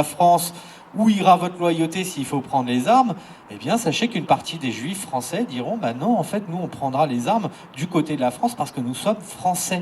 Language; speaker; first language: French; native; French